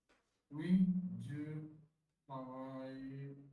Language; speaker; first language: French; non-native, learner; Hindi